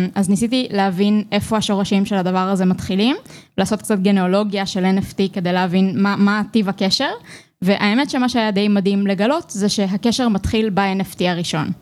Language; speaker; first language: Hebrew; native; Hebrew